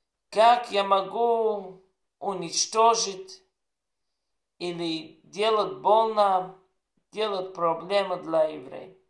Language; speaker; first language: Russian; non-native, learner; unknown